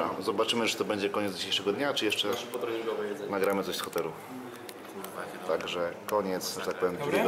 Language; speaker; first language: Polish; native; Polish